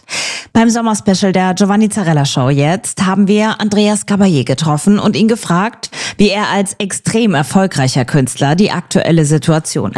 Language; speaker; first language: German; native; German